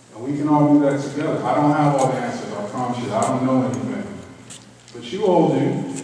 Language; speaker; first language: English; native; English